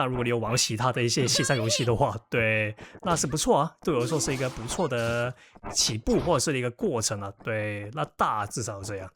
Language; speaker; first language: Chinese; non-native, local second language; Cantonese